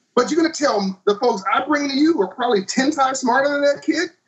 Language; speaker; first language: English; native; English